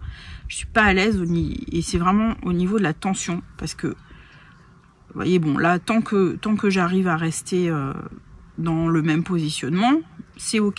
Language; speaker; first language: French; native; French